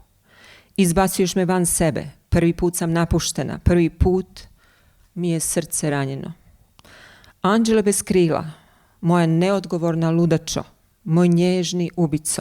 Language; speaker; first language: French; non-native, fluent; Bosnian